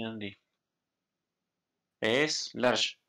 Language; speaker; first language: Spanish; native; Spanish